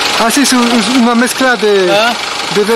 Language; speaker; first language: Spanish; non-native, learner; French